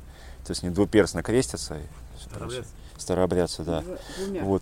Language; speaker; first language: Russian; native; Russian